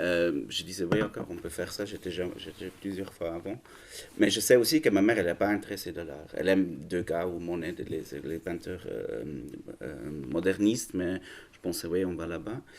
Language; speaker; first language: French; non-native, learner; German